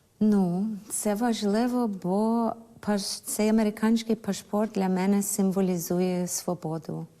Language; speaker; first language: Ukrainian; early bilingual, heritage; Ukrainian